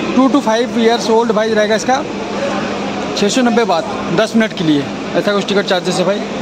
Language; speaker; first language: Hindi; native; Hindi